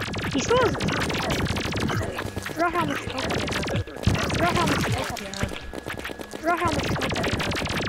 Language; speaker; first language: English; native; English